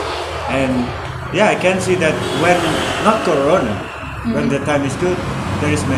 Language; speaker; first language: English; non-native, learner; Indonesian